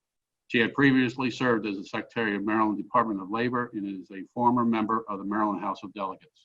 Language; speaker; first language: English; native; English